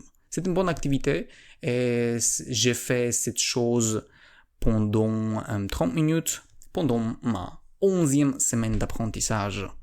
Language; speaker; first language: French; non-native, learner; Polish